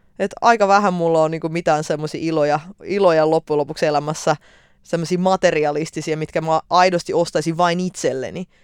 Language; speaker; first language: Finnish; early bilingual, other home language; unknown